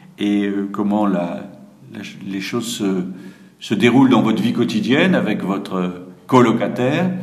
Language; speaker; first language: French; native; French